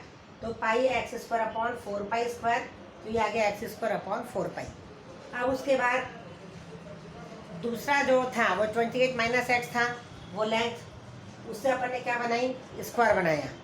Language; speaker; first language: Hindi; native; Hindi